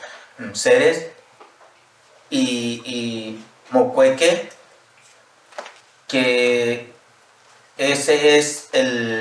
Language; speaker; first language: Spanish; non-native, local second language; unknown